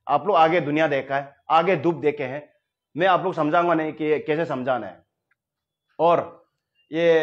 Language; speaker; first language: Hindi; non-native, local second language; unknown